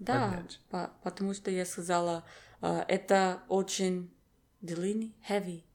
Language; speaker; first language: Russian; non-native, learner; English